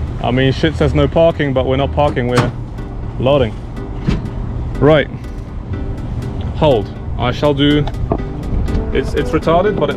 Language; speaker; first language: English; non-native, fluent; Polish